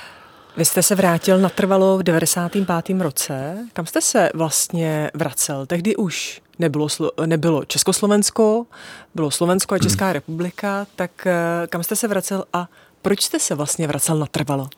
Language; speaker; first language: Czech; native; Czech